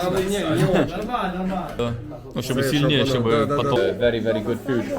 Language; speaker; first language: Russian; non-native, learner; English